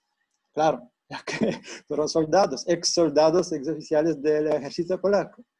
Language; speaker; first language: Spanish; non-native, fluent; Polish